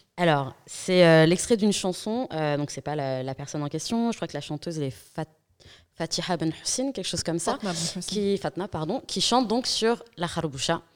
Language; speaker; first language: French; native; French